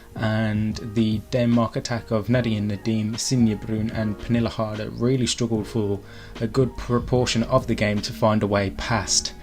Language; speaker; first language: English; native; English